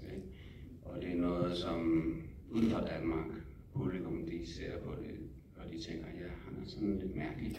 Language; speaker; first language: Danish; non-native, fluent; English